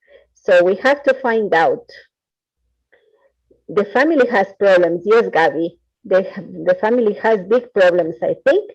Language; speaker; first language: English; non-native, fluent; Spanish